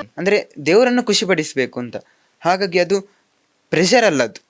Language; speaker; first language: Kannada; non-native, local second language; Tulu